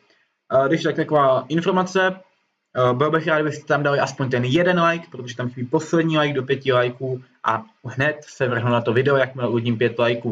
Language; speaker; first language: Czech; native; Czech